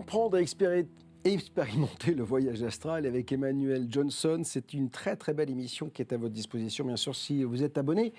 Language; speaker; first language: French; native; French